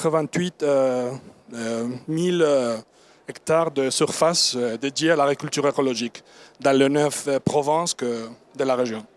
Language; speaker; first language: French; non-native, learner; Spanish